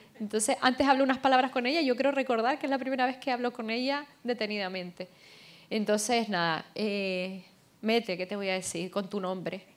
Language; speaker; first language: Spanish; native; Spanish